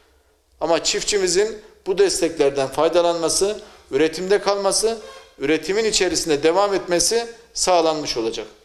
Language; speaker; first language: Turkish; native; Turkish